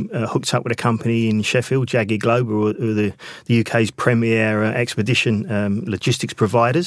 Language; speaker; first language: English; native; English